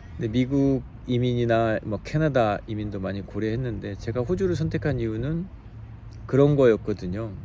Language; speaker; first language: Korean; native; Korean